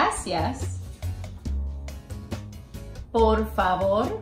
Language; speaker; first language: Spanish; non-native, fluent; English